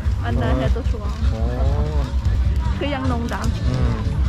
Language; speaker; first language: Korean; non-native, learner; Thai